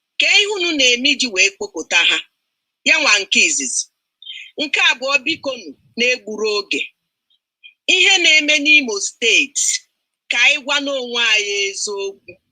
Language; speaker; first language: Igbo; non-native, local second language; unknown